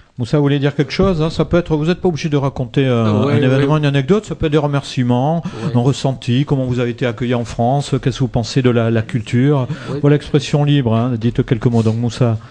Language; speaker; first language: French; native; French